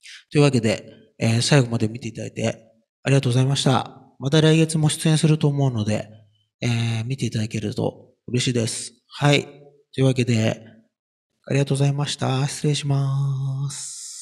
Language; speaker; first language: Japanese; native; Japanese